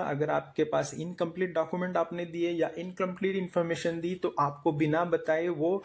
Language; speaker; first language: Hindi; non-native, local second language; Marathi